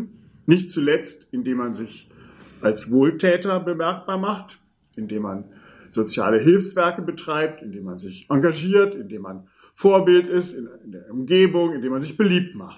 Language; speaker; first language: German; native; German